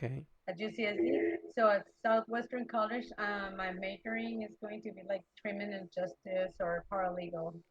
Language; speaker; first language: English; non-native, learner; Spanish